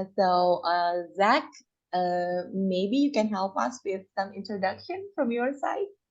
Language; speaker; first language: English; non-native, fluent; Indonesian